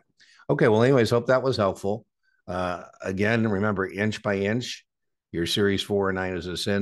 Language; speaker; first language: English; native; English